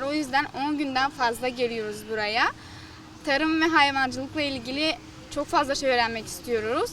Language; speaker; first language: Turkish; early bilingual, heritage; Turkish